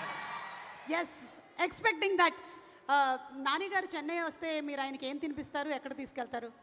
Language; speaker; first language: Telugu; native; Telugu